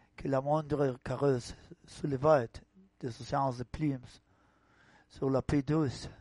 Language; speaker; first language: French; non-native, learner; Spanish